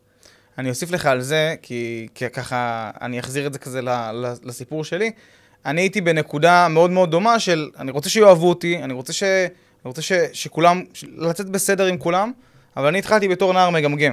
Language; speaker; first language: Hebrew; native; Hebrew